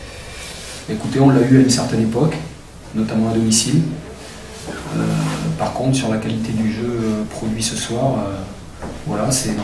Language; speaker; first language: French; native; French